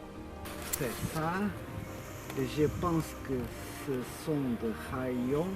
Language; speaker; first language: French; non-native, learner; Portuguese